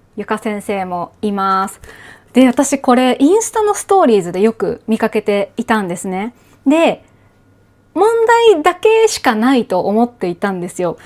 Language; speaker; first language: Japanese; native; Japanese